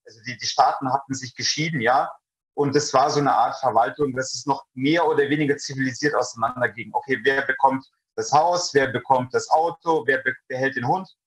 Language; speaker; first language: German; early bilingual, other home language; Russian